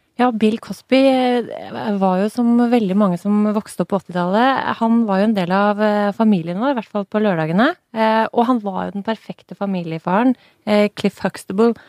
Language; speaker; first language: Norwegian; native; Norwegian